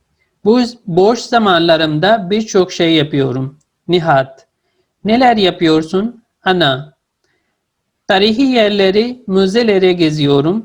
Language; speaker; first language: Turkish; non-native, fluent; Urdu